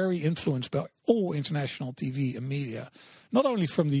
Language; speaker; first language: English; non-native, fluent; Dutch